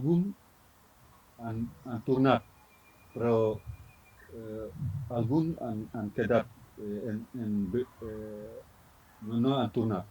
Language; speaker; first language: Catalan; non-native, learner; Fula